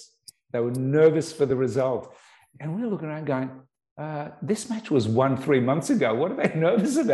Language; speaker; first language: English; native; English